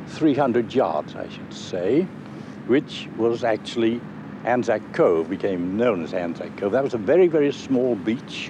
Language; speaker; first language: English; native; English